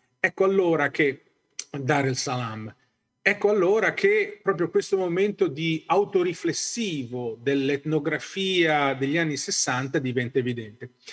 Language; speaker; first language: Italian; native; Italian